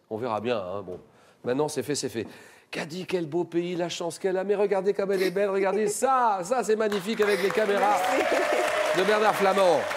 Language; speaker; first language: French; native; French